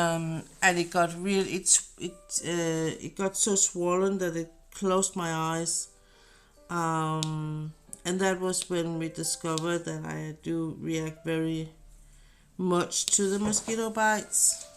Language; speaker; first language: English; non-native, fluent; Danish